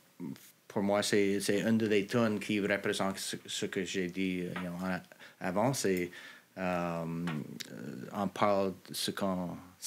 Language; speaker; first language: French; non-native, local second language; English